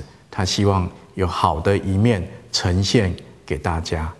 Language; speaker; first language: Chinese; native; Chinese